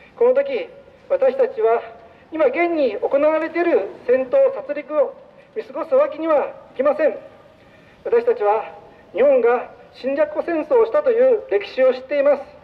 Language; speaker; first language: Japanese; native; Japanese